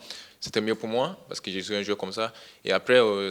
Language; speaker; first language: French; non-native, fluent; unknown